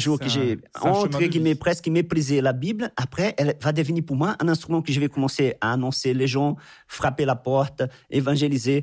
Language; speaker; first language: French; non-native, fluent; Portuguese